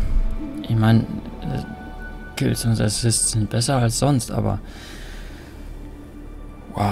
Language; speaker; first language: German; native; German